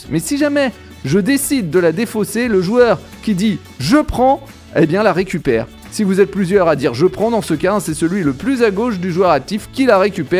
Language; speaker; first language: French; native; French